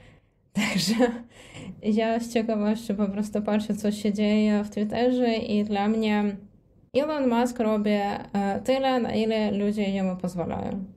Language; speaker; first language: Polish; non-native, fluent; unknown